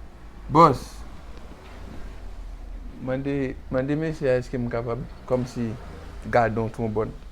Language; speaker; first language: French; non-native, learner; Haitian Creole